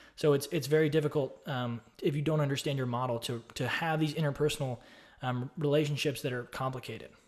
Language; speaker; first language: English; native; English